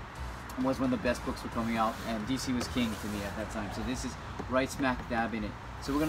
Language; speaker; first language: English; native; English